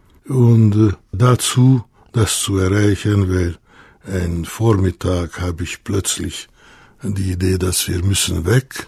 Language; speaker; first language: German; non-native, fluent; Hungarian